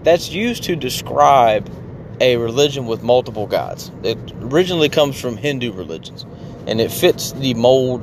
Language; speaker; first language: English; native; English